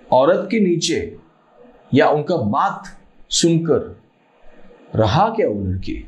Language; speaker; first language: Hindi; non-native, local second language; Malayalam